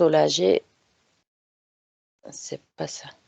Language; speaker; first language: French; non-native, fluent; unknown